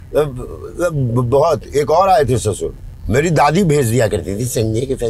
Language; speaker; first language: Hindi; native; Hindi